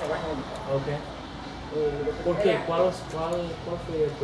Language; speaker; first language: Spanish; non-native, learner; English